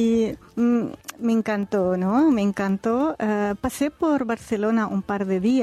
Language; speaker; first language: Spanish; non-native, fluent; Arabic